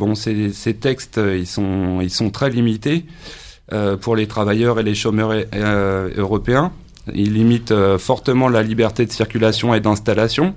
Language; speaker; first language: French; native; French